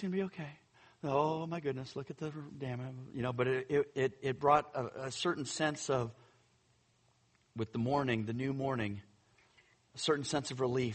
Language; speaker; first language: English; native; English